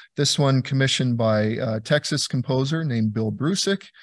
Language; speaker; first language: English; native; English